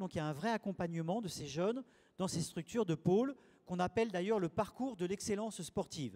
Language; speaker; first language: French; native; French